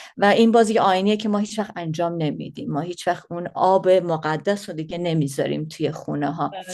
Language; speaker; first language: Persian; early bilingual, heritage; Persian